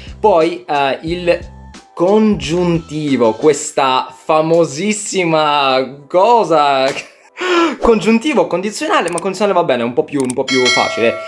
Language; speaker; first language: Italian; non-native, fluent; Russian